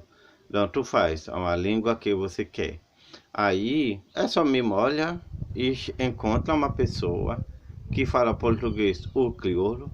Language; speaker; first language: Portuguese; non-native, learner; Haitian Creole